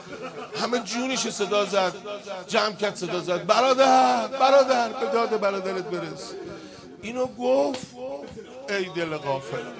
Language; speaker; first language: Persian; native; Persian